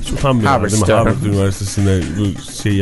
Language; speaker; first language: Turkish; native; Turkish